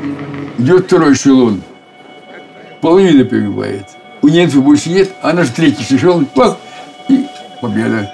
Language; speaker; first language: Russian; native; Russian